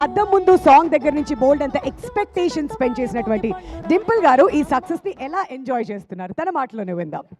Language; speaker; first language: Telugu; native; Telugu